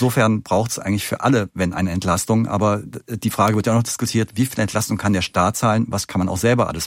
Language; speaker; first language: German; native; German